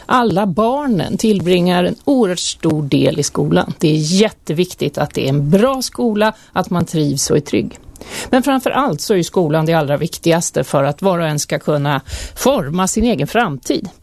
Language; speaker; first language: Swedish; native; Swedish